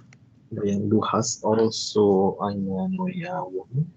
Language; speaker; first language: German; non-native, learner; Indonesian